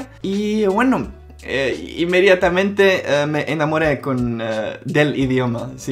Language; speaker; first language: Spanish; non-native, local second language; Czech